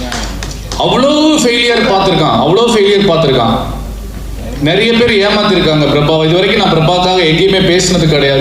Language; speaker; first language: Tamil; native; Tamil